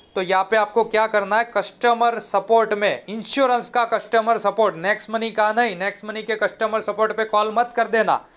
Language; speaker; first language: Hindi; non-native, local second language; Gujarati